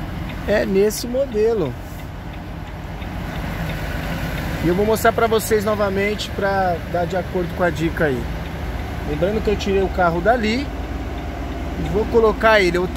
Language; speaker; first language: Portuguese; native; Portuguese